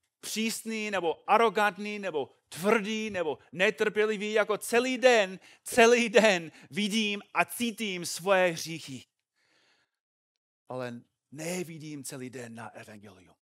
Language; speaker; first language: Czech; non-native, fluent; English